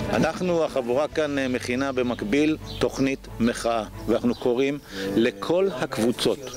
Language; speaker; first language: Hebrew; native; Hebrew